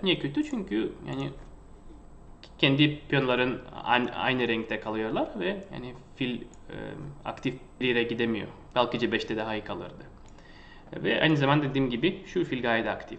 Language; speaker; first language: Turkish; non-native, fluent; Russian